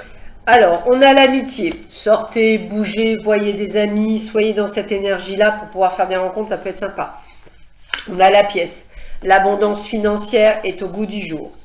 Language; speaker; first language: French; native; French